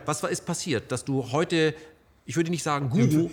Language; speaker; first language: German; native; German